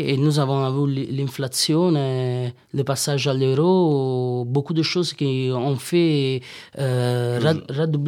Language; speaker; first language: French; non-native, learner; Italian